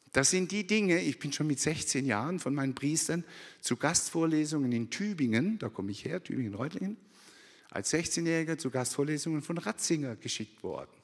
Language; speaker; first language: German; native; German